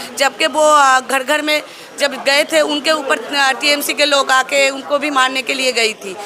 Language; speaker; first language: Hindi; non-native, local second language; Bangla